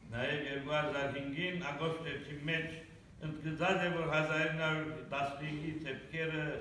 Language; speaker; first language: Armenian; early bilingual, heritage; Armenian